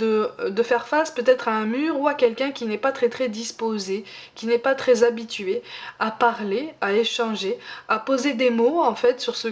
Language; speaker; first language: French; native; French